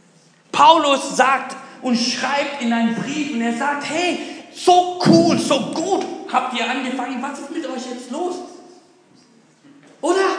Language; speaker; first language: German; non-native, fluent; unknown